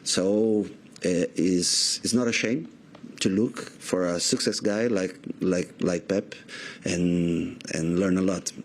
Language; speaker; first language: English; non-native, learner; Portuguese